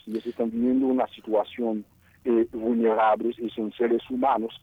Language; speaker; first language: Spanish; non-native, fluent; Haitian Creole